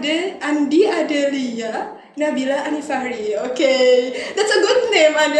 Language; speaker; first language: English; non-native, learner; Indonesian